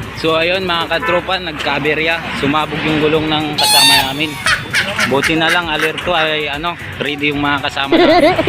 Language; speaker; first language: Filipino; native; Filipino